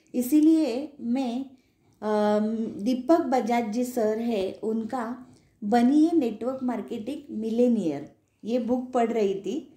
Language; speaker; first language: Hindi; non-native, local second language; Marathi